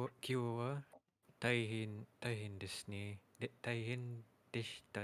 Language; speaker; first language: Japanese; non-native, learner; Malay